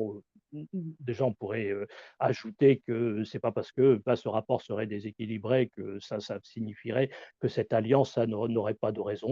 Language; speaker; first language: French; native; French